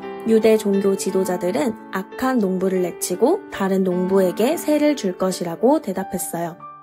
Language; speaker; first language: Korean; native; Korean